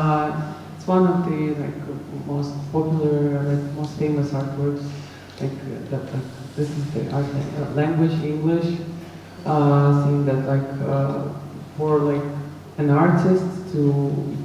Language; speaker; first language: English; non-native, fluent; Russian